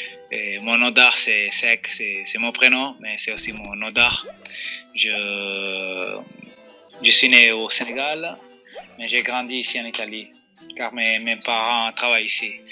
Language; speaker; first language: French; non-native, fluent; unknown